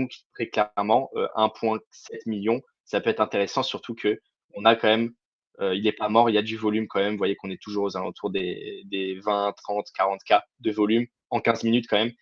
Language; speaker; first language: French; native; French